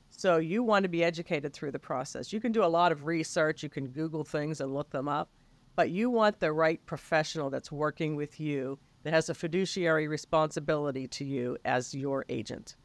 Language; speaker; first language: English; native; English